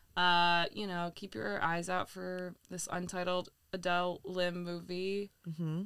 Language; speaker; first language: English; native; English